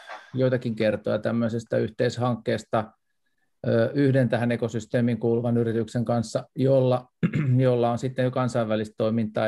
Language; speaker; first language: Finnish; native; Finnish